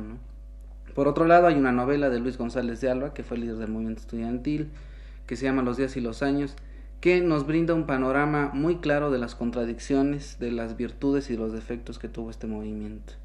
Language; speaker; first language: Spanish; native; Spanish